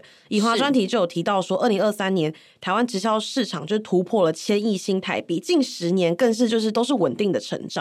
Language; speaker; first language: Chinese; native; Chinese